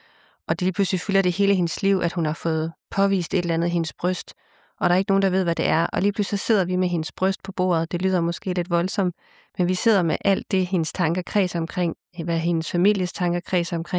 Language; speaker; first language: Danish; native; Danish